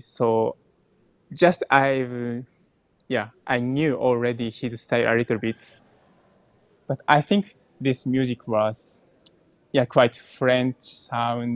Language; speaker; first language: English; non-native, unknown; Japanese